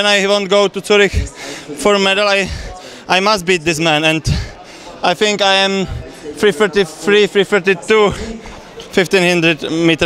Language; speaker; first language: English; non-native, learner; Czech